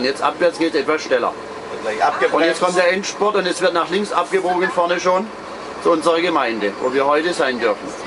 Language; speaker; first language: German; native; German